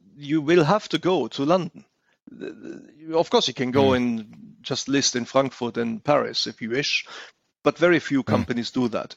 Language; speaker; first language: English; non-native, fluent; German